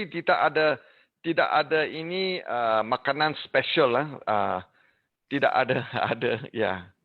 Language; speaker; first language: Indonesian; non-native, learner; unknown